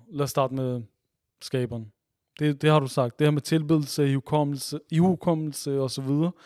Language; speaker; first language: Danish; early bilingual, other home language; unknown